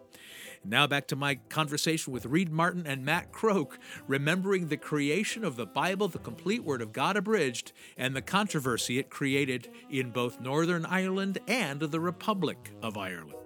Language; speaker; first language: English; native; English